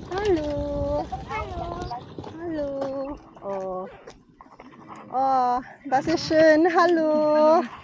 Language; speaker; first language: German; non-native, learner; Cebuano